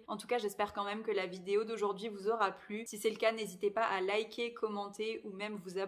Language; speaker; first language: French; native; French